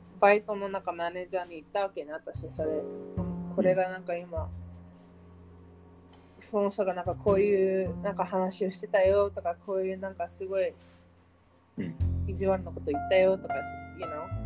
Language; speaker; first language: Japanese; early bilingual, heritage; Japanese